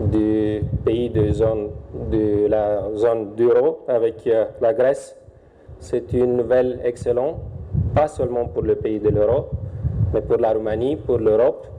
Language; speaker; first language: French; non-native, fluent; Romanian